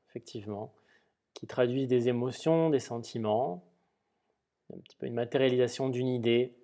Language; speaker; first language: French; native; French